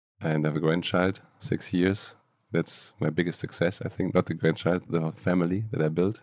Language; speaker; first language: English; non-native, fluent; German